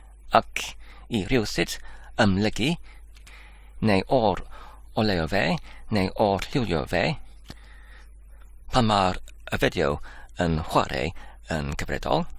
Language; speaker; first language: Welsh; non-native, learner; English